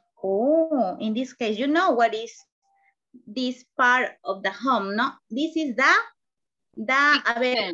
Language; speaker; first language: English; non-native, learner; Spanish